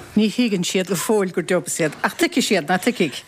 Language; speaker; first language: Irish; native; Irish